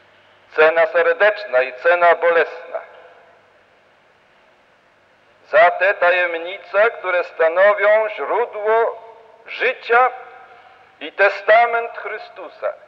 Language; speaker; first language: Polish; native; Polish